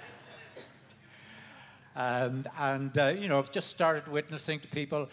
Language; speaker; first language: English; native; English